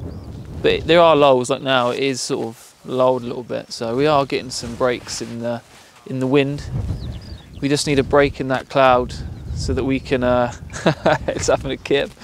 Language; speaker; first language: English; native; English